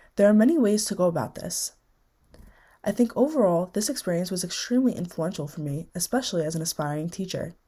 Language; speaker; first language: English; native; English